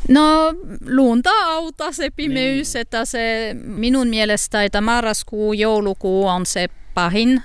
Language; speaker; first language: Finnish; non-native, learner; French